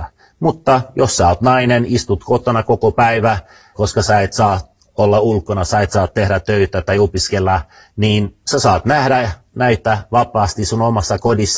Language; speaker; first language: Finnish; early bilingual, other home language; Swedish